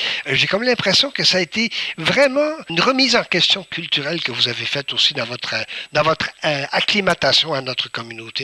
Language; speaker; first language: French; native; French